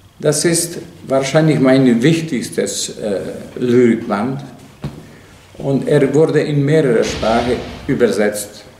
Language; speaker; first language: German; non-native, fluent; Serbian